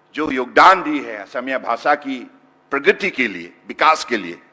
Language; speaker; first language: Hindi; non-native, local second language; Assamese